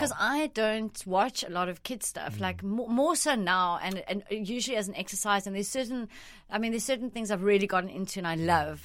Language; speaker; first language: English; non-native, local second language; Italian